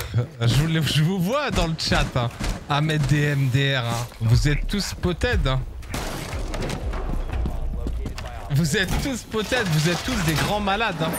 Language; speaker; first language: French; native; French